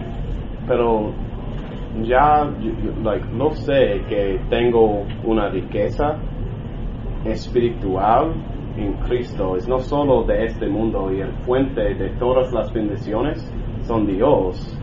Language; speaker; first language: Spanish; non-native, learner; English